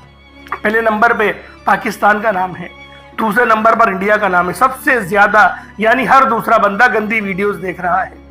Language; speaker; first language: Urdu; native; Urdu